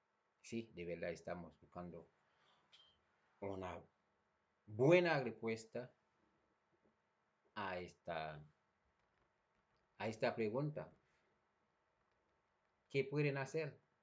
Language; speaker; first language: Spanish; non-native, fluent; Haitian Creole